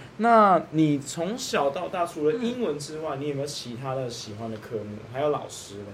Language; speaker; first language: Chinese; native; Chinese